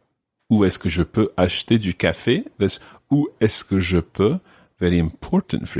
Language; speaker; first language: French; non-native, fluent; English